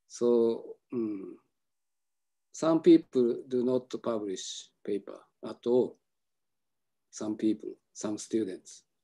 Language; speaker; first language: English; non-native, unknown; Japanese